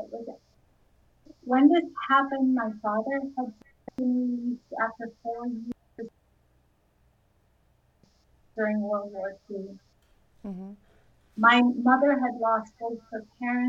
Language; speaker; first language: English; early bilingual, other home language; Indonesian